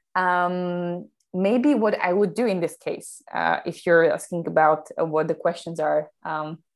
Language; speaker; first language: English; non-native, fluent; Slovak